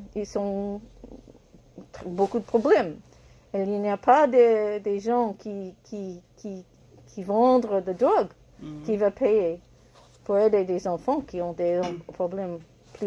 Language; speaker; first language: French; non-native, learner; English